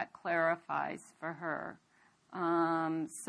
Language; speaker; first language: English; native; English